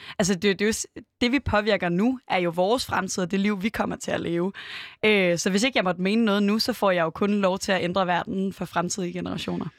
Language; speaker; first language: Danish; native; Danish